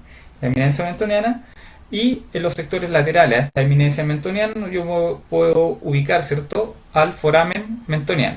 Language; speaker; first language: Spanish; native; Spanish